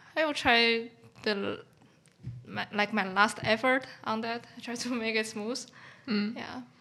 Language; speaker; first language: English; non-native, fluent; Chinese